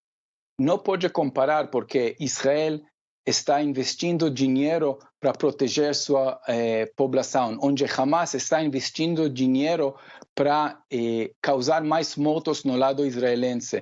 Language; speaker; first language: Portuguese; non-native, fluent; Hebrew